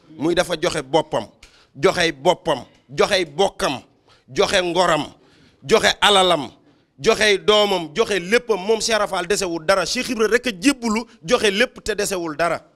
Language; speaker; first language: Wolof; native; Wolof